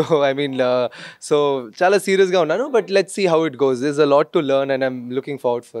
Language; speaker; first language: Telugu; non-native, local second language; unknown